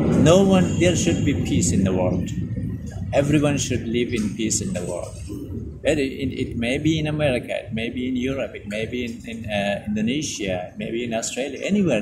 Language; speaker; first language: English; non-native, fluent; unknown